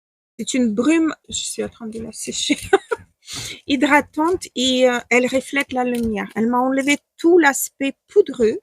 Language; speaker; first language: French; non-native, fluent; Ukrainian